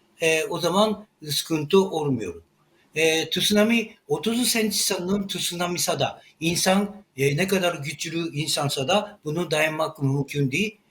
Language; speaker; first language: Turkish; non-native, learner; Japanese